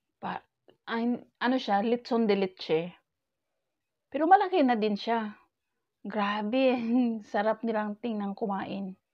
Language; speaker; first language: Filipino; non-native, local second language; Cebuano